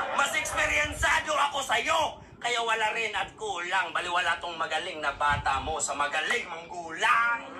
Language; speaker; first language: Filipino; non-native, local second language; Cebuano